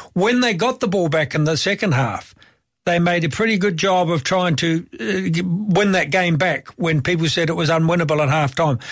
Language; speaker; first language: English; native; English